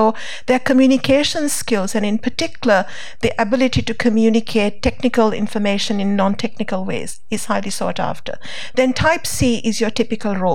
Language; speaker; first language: English; non-native, local second language; Sinhala